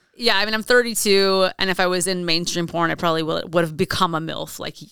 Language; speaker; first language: English; native; English